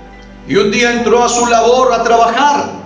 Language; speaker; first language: Spanish; native; Spanish